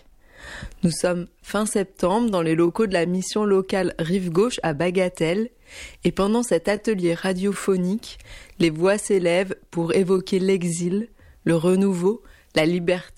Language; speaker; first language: French; native; French